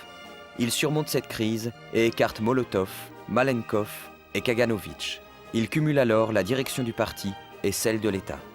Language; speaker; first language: French; native; French